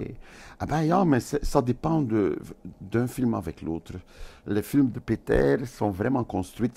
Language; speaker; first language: French; non-native, local second language; Dutch